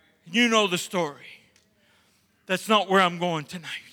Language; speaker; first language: English; native; English